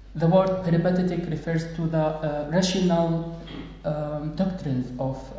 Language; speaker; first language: English; non-native, fluent; Arabic